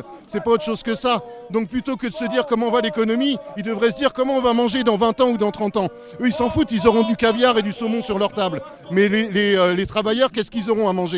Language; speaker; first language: French; native; French